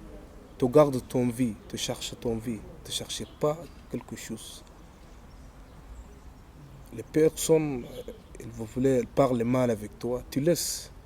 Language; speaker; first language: French; non-native, learner; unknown